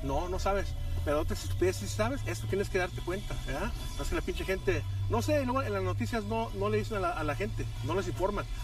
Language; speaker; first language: Spanish; early bilingual, heritage; Spanish